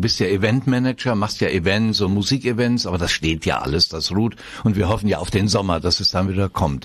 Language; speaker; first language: German; native; German